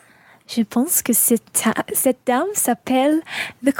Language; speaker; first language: French; non-native, learner; English